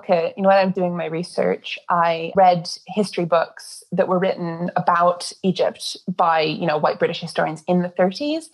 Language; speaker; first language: English; native; English